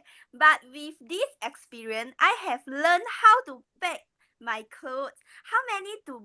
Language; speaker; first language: English; non-native, learner; Malay